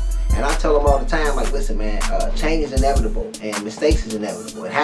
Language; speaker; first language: English; native; English